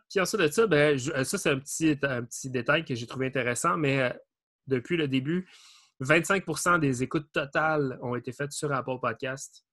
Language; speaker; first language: French; native; French